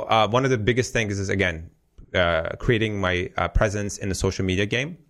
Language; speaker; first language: English; early bilingual, heritage; Persian